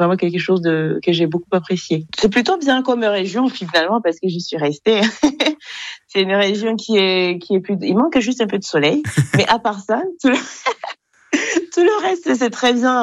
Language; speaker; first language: French; non-native, local second language; Kinyarwanda